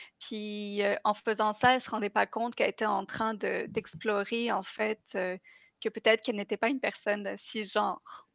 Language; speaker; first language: French; native; French